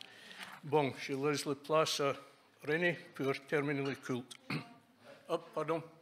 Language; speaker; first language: French; non-native, fluent; English